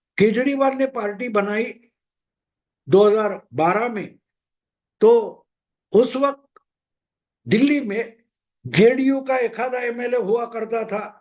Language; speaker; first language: Hindi; non-native, local second language; Marathi